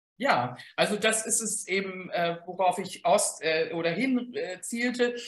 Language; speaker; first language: German; native; German